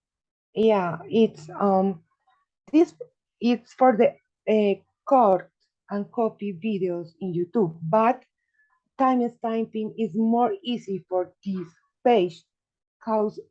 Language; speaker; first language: English; non-native, learner; Spanish